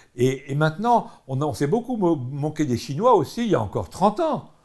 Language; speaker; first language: French; native; French